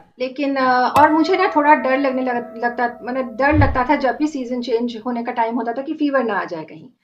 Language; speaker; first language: Hindi; non-native, local second language; Bangla